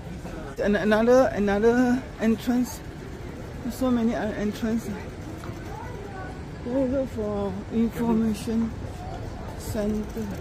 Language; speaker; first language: English; non-native, learner; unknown